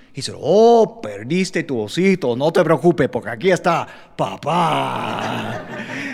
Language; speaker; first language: Spanish; early bilingual, other home language; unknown